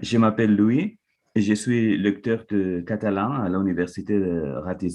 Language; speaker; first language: French; non-native, fluent; Catalan